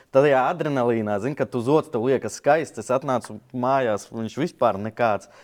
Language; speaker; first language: Latvian; non-native, local second language; Russian